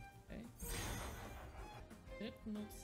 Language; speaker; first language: German; native; German